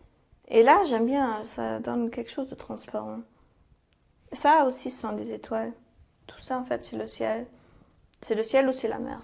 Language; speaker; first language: French; non-native, fluent; German